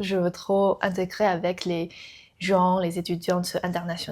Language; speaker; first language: French; non-native, learner; Chinese